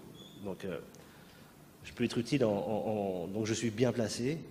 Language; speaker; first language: French; native; French